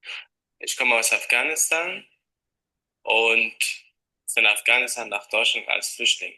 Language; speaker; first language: German; non-native, learner; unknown